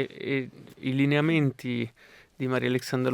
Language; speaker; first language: Italian; native; Italian